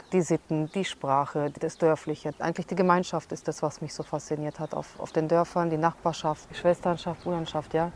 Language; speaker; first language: German; early bilingual, other home language; Hungarian